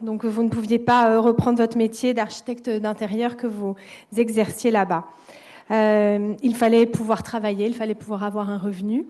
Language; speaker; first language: French; native; French